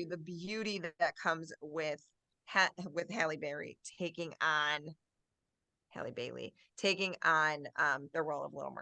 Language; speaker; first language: English; native; English